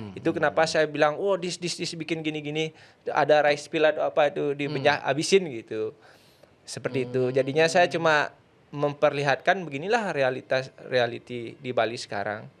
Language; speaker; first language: Indonesian; non-native, local second language; Balinese